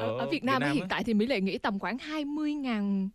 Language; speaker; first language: Vietnamese; native; Vietnamese